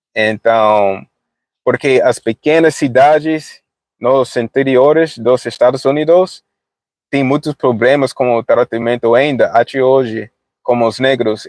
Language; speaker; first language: Portuguese; non-native, fluent; English